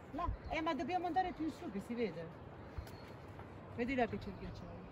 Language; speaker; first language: Italian; native; Italian